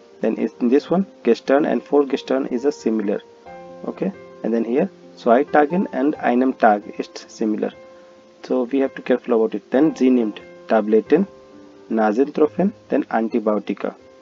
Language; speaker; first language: English; non-native, local second language; Hindi